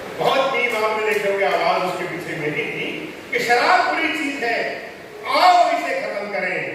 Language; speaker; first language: Hindi; non-native, local second language; Punjabi